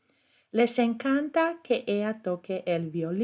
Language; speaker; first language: Spanish; non-native, fluent; English